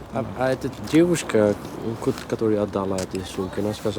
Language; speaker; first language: Russian; non-native, fluent; Dutch